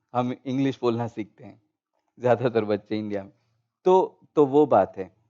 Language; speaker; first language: Hindi; non-native, local second language; Gujarati